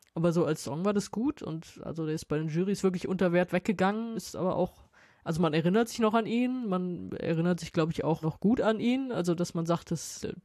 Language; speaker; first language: German; native; German